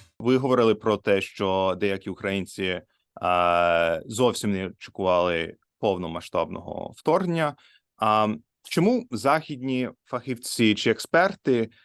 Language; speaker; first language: Ukrainian; non-native, learner; English